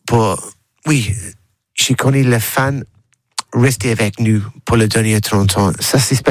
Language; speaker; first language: French; non-native, learner; English